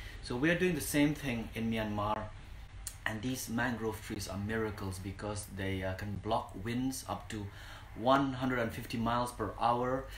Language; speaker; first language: English; non-native, local second language; Khasi